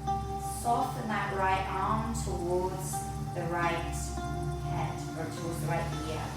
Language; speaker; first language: English; native; English